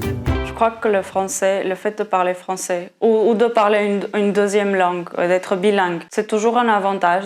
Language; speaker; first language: French; non-native, fluent; Portuguese